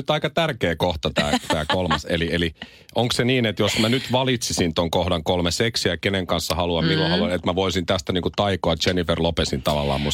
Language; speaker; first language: Finnish; native; Finnish